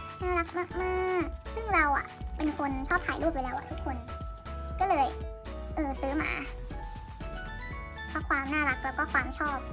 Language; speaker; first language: Thai; native; Thai